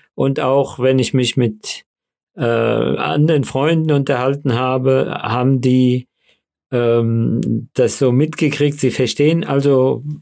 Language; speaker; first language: German; non-native, local second language; Yiddish